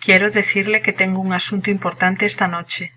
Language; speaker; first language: Spanish; non-native, learner; English